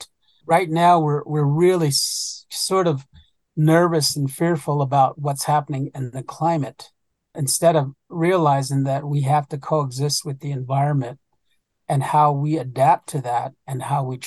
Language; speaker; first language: English; early bilingual, other home language; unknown